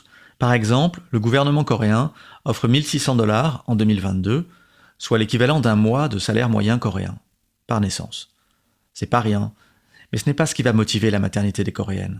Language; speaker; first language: French; native; French